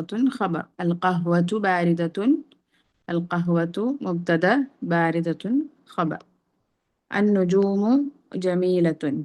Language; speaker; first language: Arabic; non-native, fluent; Malayalam